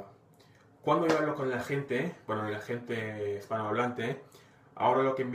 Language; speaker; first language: Spanish; non-native, fluent; English